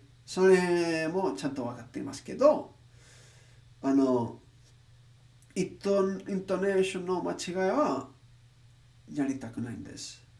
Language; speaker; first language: Japanese; non-native, learner; English